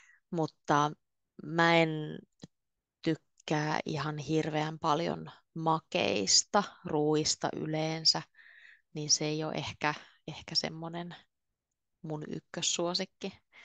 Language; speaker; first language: Finnish; native; Finnish